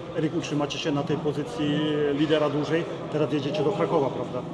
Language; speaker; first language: Polish; native; Polish